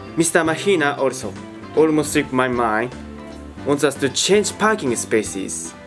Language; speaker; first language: English; non-native, learner; Japanese